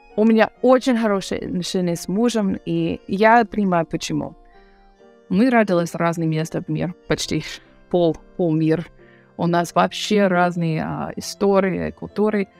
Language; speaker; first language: Russian; non-native, learner; English